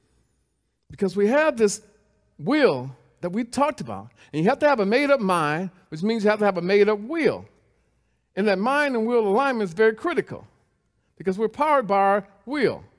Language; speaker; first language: English; native; English